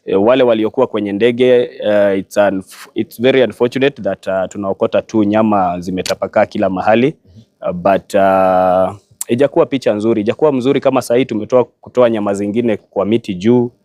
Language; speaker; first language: Swahili; non-native, local second language; Kikuyu